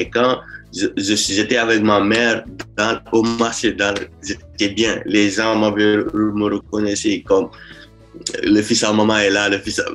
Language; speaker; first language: French; non-native, local second language; Wolof